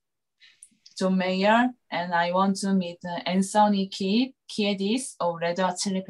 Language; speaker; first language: English; non-native, learner; Korean